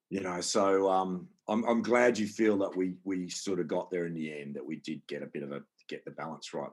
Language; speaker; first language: English; native; English